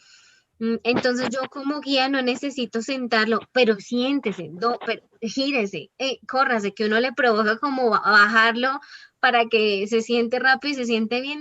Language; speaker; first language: Spanish; native; Spanish